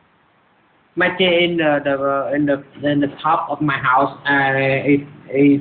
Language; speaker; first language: English; non-native, learner; Vietnamese